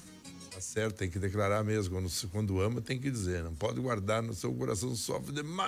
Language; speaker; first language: Portuguese; native; Portuguese